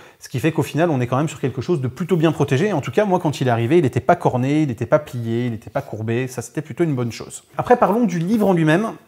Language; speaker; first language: French; native; French